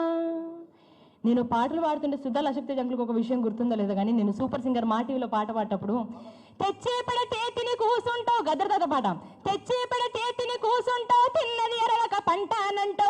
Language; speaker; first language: Telugu; native; Telugu